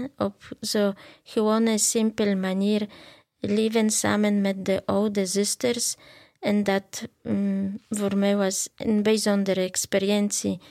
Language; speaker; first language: Dutch; non-native, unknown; Polish